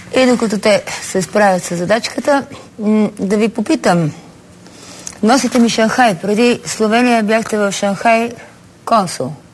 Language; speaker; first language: Bulgarian; native; Bulgarian